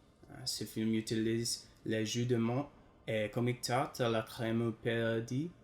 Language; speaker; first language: French; non-native, learner; English